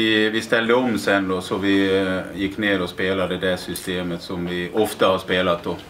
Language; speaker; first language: Swedish; native; Swedish